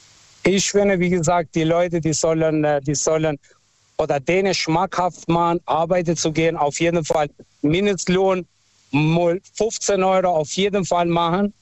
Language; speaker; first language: German; non-native, local second language; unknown